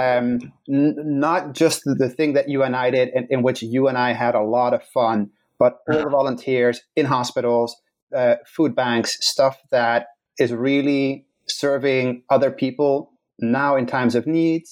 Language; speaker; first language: English; non-native, fluent; Dutch